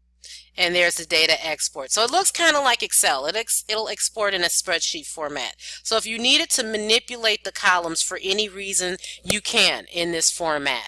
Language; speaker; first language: English; native; English